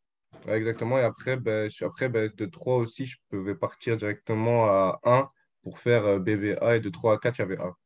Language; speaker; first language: French; native; French